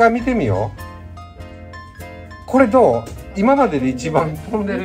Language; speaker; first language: Japanese; native; Japanese